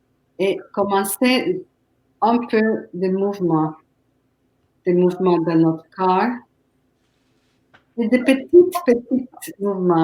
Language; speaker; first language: French; non-native, fluent; Spanish